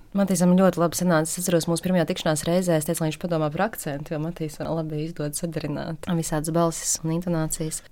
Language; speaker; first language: Latvian; native; Latvian